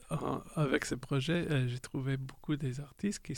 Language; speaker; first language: French; non-native, learner; English